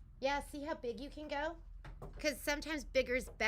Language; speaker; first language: English; native; English